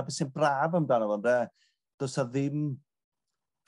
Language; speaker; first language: Welsh; native; Welsh